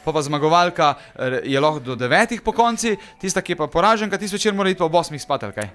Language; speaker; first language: Slovenian; native; Slovenian